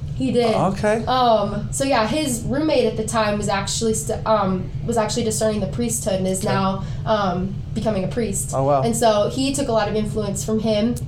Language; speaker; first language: English; native; English